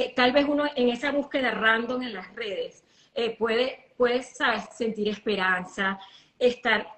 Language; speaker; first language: Spanish; native; Spanish